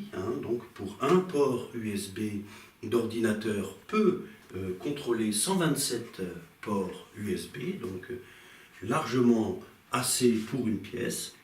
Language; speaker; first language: French; native; French